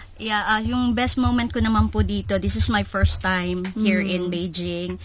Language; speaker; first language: Filipino; non-native, local second language; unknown